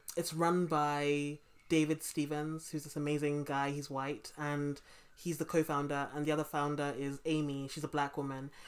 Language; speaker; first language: English; native; English